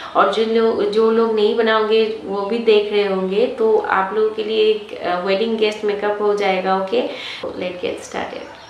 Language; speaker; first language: Hindi; non-native, local second language; Bangla